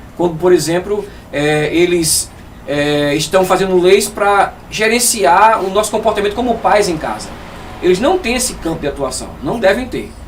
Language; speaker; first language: Portuguese; native; Portuguese